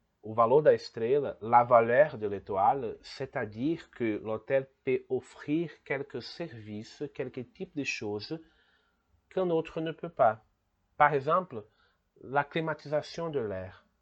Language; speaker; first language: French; non-native, fluent; Portuguese